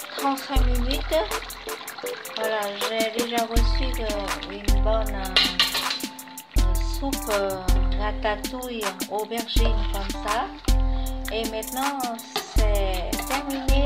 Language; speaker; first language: French; non-native, fluent; Vietnamese